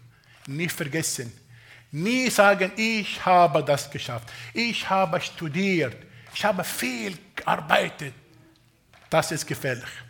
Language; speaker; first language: German; non-native, fluent; Arabic